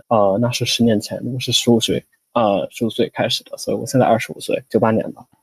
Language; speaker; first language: Chinese; non-native, fluent; English